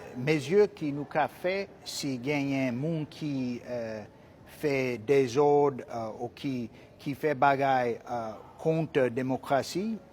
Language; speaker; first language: Haitian Creole; non-native, learner; English